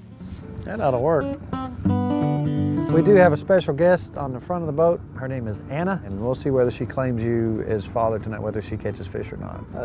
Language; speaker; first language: English; native; English